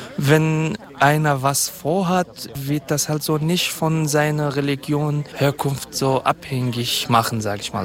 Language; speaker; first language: German; non-native, fluent; Kurdish